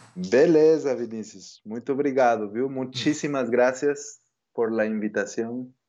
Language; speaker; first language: Portuguese; non-native, fluent; Spanish